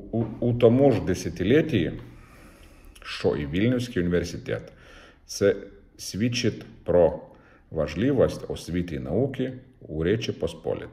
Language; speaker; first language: Ukrainian; non-native, fluent; Lithuanian